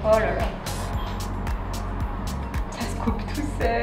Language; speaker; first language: French; native; French